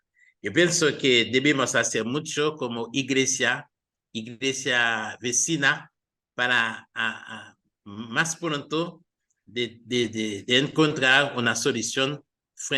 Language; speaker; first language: Spanish; non-native, fluent; Haitian Creole